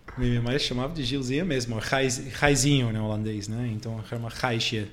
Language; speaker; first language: Portuguese; non-native, fluent; Dutch